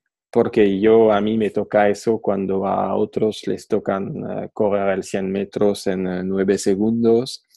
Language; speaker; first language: Spanish; non-native, fluent; French